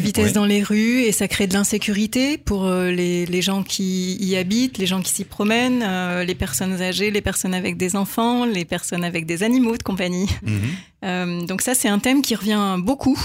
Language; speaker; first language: French; native; French